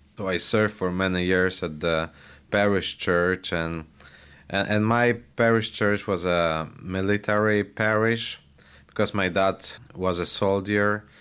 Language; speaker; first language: English; non-native, fluent; Polish